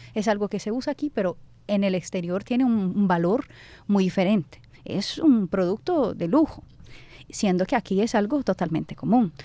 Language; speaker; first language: Spanish; non-native, fluent; Portuguese